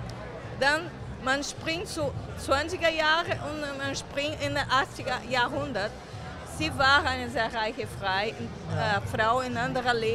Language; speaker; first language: German; non-native, fluent; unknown